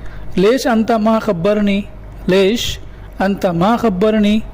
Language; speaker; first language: Arabic; non-native, learner; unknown